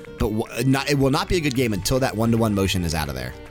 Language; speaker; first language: English; native; English